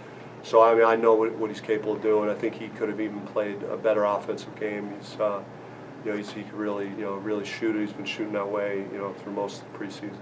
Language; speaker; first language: English; native; English